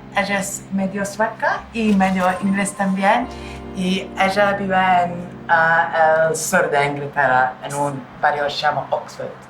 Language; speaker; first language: Spanish; non-native, learner; English